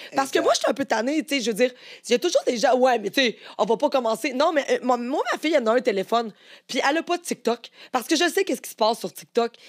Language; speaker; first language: French; native; French